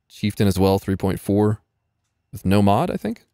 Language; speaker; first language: English; native; English